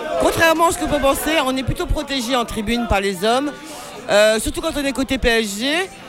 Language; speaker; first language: French; non-native, local second language; Arabic